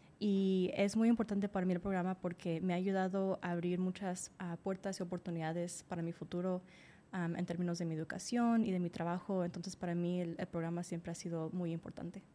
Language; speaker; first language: Spanish; early bilingual, other home language; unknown